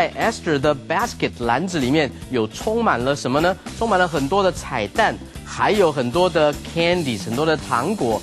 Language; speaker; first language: Chinese; native; Chinese